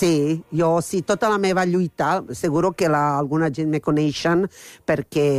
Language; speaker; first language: Catalan; non-native, fluent; Croatian